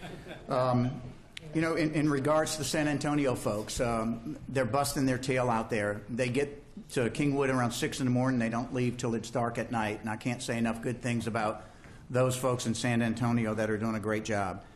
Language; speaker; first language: English; native; English